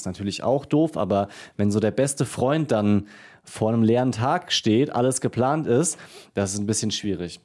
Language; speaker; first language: German; native; German